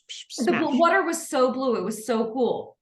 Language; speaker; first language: English; native; English